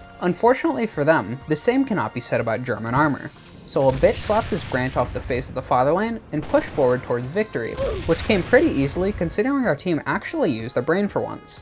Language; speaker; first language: English; native; English